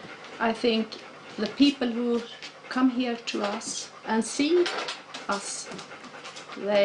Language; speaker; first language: English; non-native, fluent; Swedish